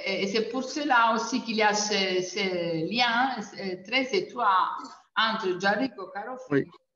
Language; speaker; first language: French; non-native, fluent; Italian